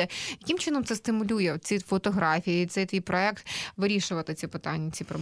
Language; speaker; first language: Ukrainian; native; Ukrainian